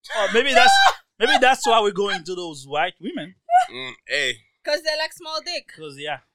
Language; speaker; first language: English; non-native, fluent; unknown